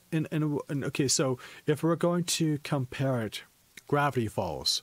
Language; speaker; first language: English; native; English